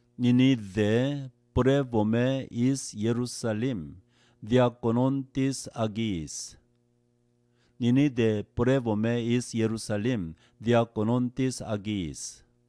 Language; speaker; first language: Greek; non-native, learner; Korean